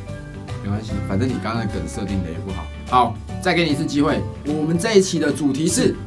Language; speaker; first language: Chinese; native; Chinese